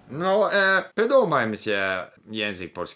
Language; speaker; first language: Czech; non-native, learner; English